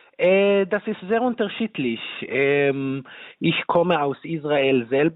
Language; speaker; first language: German; non-native, fluent; Hebrew